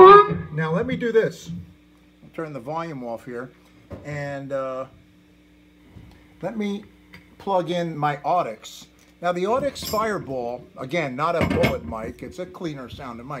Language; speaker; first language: English; native; English